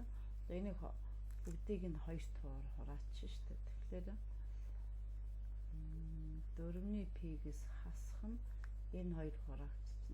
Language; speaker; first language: Mongolian; native; Mongolian